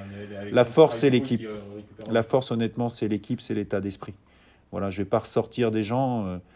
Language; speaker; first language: French; native; French